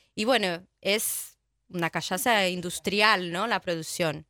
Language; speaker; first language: Spanish; non-native, fluent; Portuguese